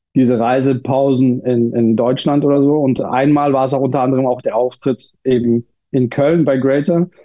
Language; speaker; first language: German; early bilingual, other home language; Turkish